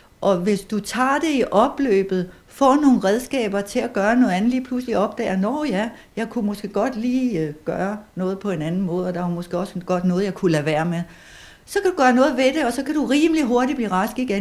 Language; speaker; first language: Danish; native; Danish